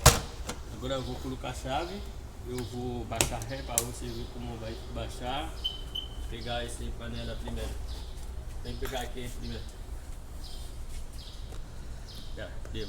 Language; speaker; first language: Portuguese; non-native, learner; Haitian Creole